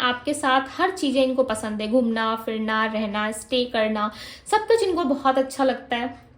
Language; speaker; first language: Hindi; native; Hindi